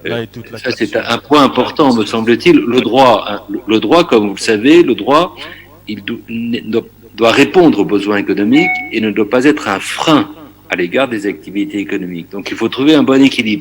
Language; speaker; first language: French; native; French